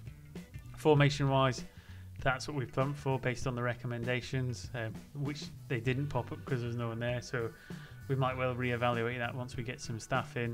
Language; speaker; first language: English; native; English